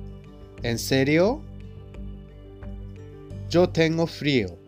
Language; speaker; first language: Spanish; non-native, fluent; Japanese